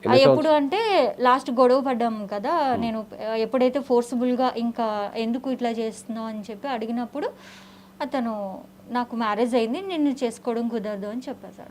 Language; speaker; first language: Telugu; native; Telugu